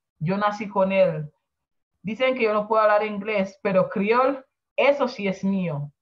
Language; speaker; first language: Spanish; non-native, local second language; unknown